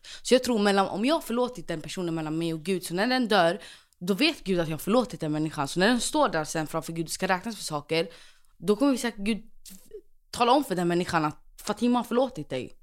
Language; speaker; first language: Swedish; native; Swedish